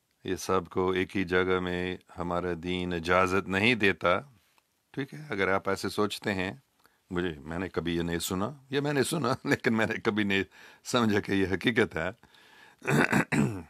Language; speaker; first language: Urdu; non-native, local second language; English